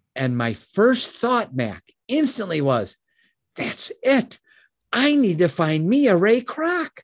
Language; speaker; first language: English; native; English